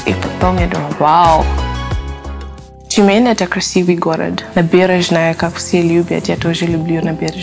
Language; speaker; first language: Russian; non-native, learner; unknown